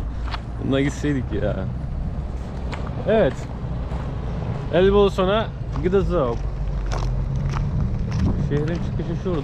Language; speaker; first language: Turkish; native; Turkish